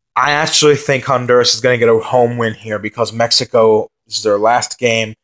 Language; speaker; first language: English; native; English